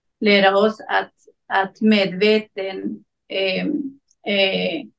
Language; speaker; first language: Swedish; non-native, learner; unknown